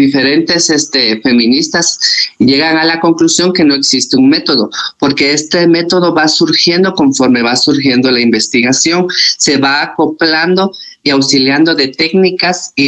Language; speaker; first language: Spanish; native; Spanish